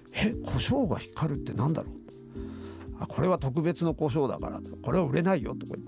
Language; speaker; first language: Japanese; native; Japanese